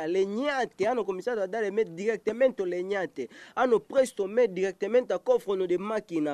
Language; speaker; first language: Italian; non-native, learner; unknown